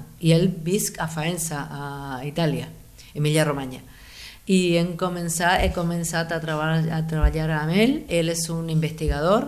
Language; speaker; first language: Catalan; non-native, learner; Spanish